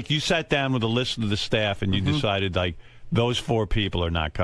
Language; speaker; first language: English; native; English